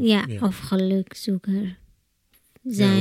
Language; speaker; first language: Dutch; non-native, learner; Arabic